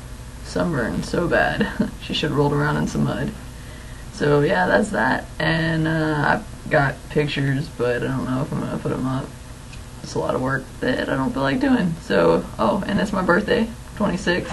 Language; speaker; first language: English; native; English